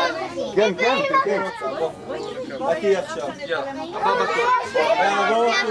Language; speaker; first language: Hebrew; native; Hebrew